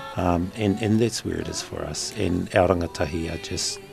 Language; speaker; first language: English; native; English